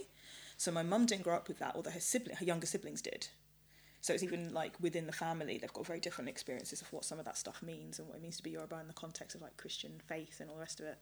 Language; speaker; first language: English; early bilingual, other home language; Yoruba